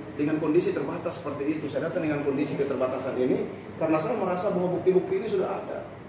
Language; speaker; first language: Indonesian; native; Indonesian